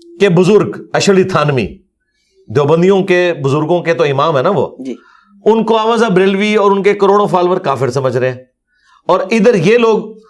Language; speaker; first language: Urdu; non-native, local second language; Punjabi